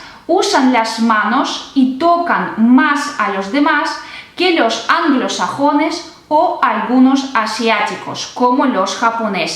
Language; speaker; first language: Spanish; non-native, fluent; Russian